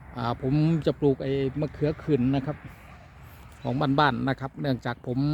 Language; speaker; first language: Thai; native; Thai